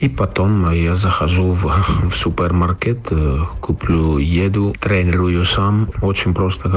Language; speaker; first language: Russian; non-native, learner; Finnish